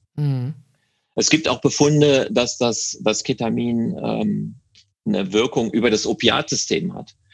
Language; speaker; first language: German; native; German